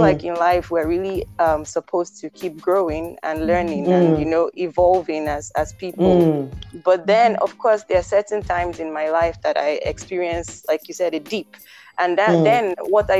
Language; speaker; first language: English; non-native, local second language; Igbo